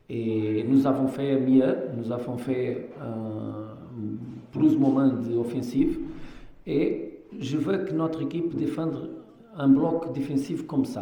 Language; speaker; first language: French; non-native, fluent; Portuguese